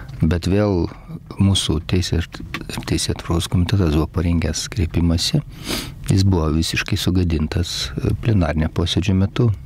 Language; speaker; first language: Lithuanian; native; Lithuanian